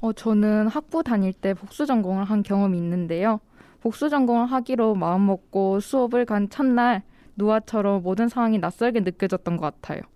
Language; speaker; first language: Korean; native; Korean